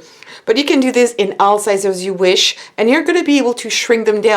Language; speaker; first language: English; non-native, fluent; French